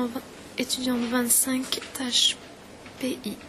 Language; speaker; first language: French; non-native, learner; English